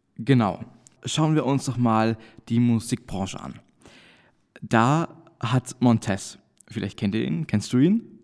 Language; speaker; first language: German; native; German